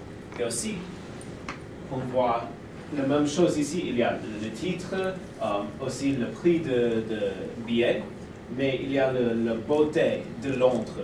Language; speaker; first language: French; non-native, learner; English